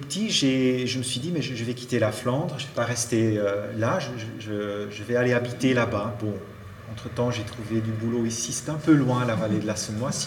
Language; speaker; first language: French; non-native, fluent; Dutch